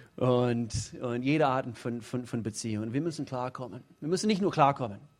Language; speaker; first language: German; non-native, fluent; English